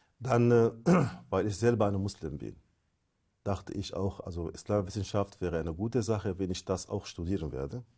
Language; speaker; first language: German; non-native, fluent; Arabic